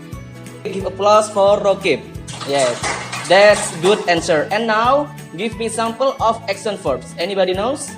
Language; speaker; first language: English; non-native, learner; Indonesian